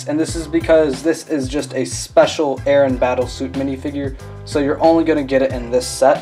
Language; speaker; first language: English; native; English